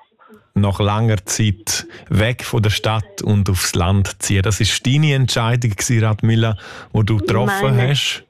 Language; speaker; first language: German; native; German